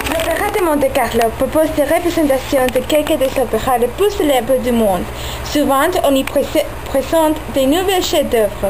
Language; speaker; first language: French; non-native, learner; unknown